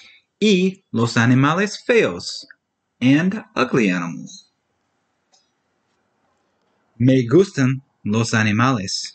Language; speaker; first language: Spanish; non-native, learner; English